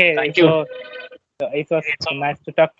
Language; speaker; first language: English; non-native, learner; Bangla